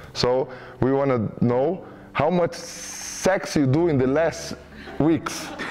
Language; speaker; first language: English; non-native, learner; Portuguese